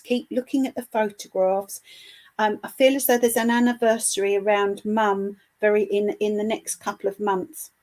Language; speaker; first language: English; native; English